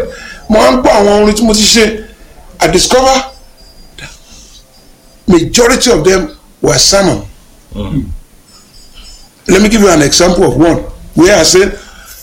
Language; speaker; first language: English; non-native, local second language; Yoruba